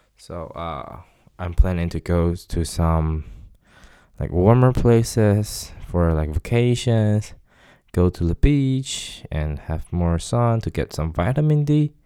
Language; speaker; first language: English; non-native, fluent; Chinese